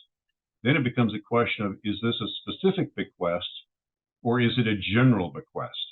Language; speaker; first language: English; native; English